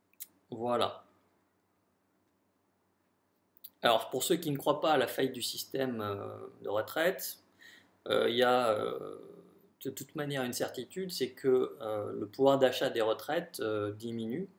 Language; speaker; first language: French; native; French